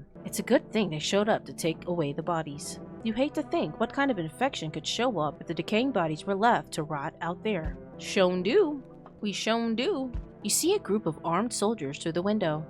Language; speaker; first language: English; native; English